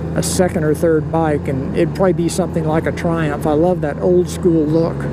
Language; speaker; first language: English; native; English